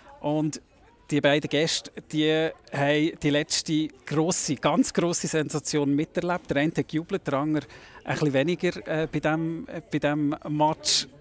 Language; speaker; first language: German; native; German